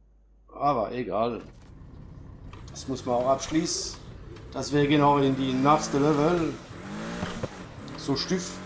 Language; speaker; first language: German; non-native, fluent; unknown